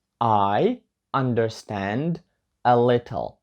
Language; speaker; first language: English; non-native, learner; Ukrainian